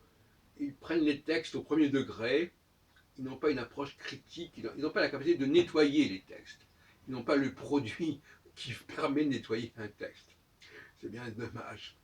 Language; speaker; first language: French; native; French